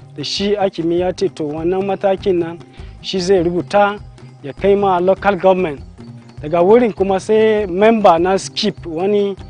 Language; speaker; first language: Hausa; non-native, local second language; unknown